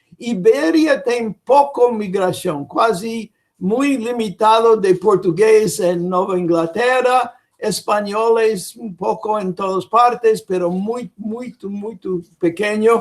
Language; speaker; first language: Spanish; non-native, fluent; English